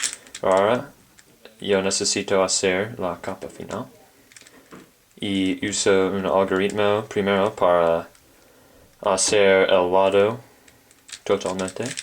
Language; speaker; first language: Spanish; non-native, learner; English